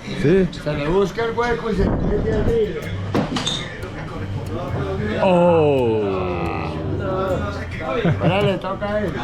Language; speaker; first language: Spanish; non-native, learner; Korean